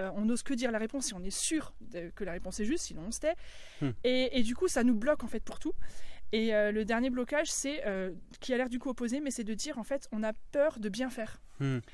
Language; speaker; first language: French; native; French